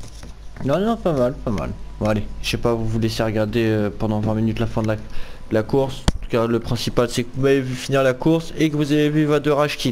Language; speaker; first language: French; native; French